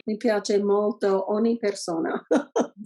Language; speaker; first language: Italian; non-native, learner; English